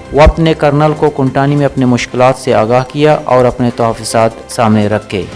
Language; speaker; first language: Urdu; non-native, local second language; Baluchi